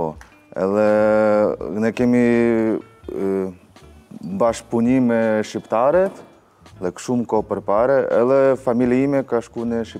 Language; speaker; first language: Albanian; non-native, learner; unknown